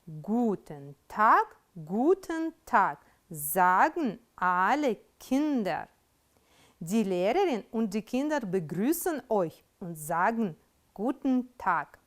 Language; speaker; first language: German; non-native, fluent; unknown